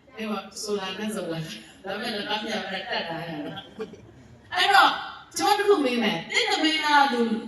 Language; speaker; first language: Burmese; native; Burmese